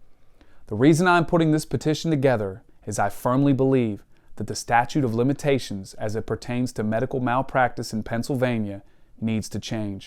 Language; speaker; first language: English; native; English